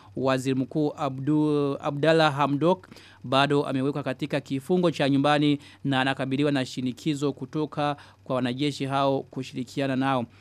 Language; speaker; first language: Swahili; non-native, local second language; Rundi